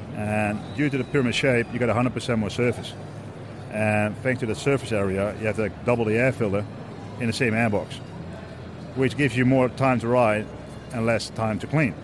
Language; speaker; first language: English; non-native, fluent; Dutch